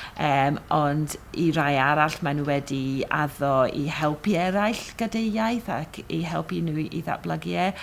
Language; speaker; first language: Welsh; non-native, fluent; English